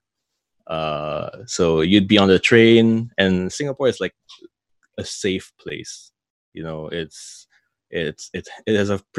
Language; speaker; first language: English; native; English